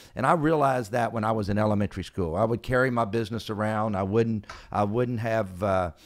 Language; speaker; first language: English; native; English